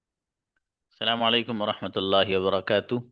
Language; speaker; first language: Hindi; native; Hindi